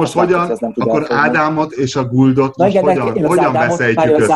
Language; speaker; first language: Hungarian; native; Hungarian